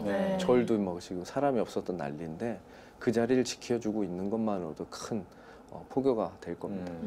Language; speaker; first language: Korean; native; Korean